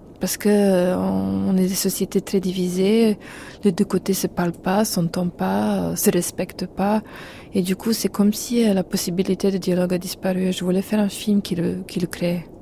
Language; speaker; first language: French; non-native, fluent; Serbian